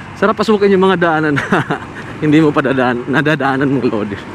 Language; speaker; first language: Filipino; non-native, local second language; Cebuano